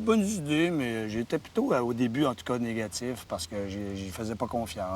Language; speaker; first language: French; native; French